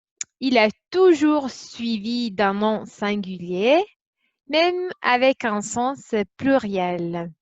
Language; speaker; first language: French; non-native, fluent; Italian